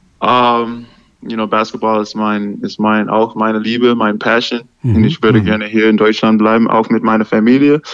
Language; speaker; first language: German; non-native, learner; English